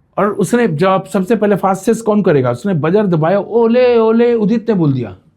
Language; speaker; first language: Hindi; non-native, local second language; Bangla